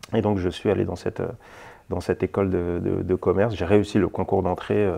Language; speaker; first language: French; native; French